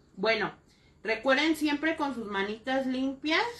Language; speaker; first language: Spanish; native; Spanish